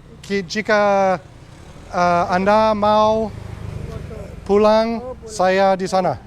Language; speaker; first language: Indonesian; non-native, learner; English